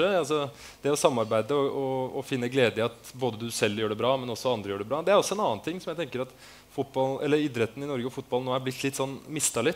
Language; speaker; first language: Norwegian; native; Norwegian